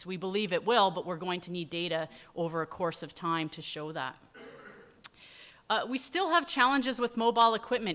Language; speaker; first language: English; native; English